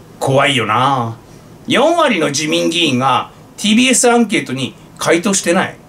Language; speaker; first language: Japanese; native; Japanese